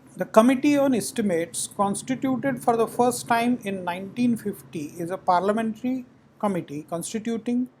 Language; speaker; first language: English; non-native, local second language; Marathi